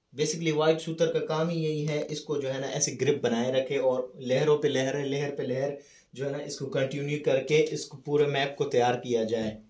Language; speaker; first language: Urdu; non-native, fluent; Persian